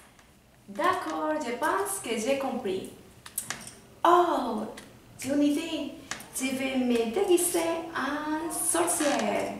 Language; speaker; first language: French; non-native, learner; Danish